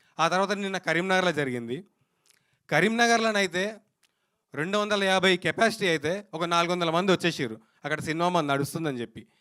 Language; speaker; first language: Telugu; native; Telugu